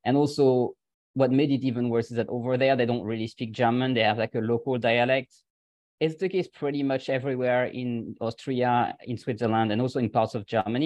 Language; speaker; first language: English; non-native, fluent; French